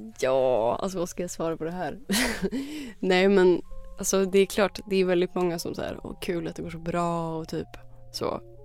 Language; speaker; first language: Swedish; native; Swedish